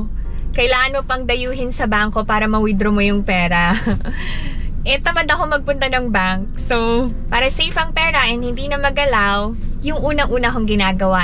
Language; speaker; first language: Filipino; native; Filipino